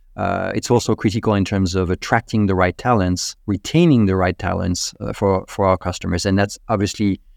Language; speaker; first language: English; non-native, fluent; French